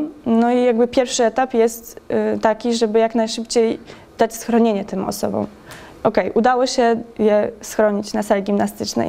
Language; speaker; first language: Polish; native; Polish